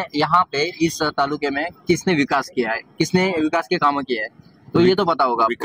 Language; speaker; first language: Hindi; non-native, local second language; Marathi